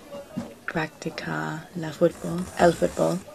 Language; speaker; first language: Spanish; non-native, learner; English